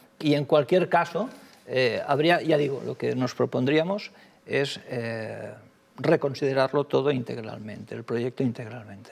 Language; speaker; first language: Spanish; native; Spanish